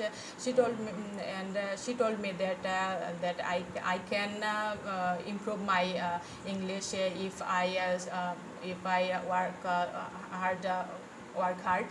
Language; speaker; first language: English; non-native, fluent; Bangla